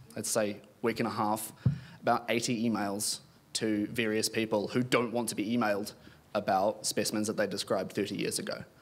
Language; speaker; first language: English; native; English